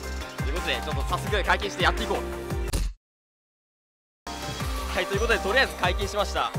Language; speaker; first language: Japanese; native; Japanese